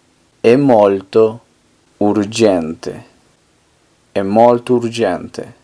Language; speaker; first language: Italian; non-native, fluent; Spanish